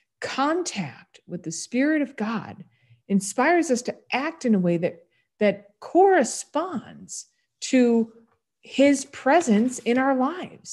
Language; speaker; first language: English; native; English